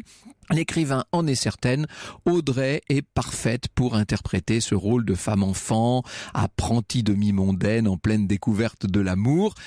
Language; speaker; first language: French; native; French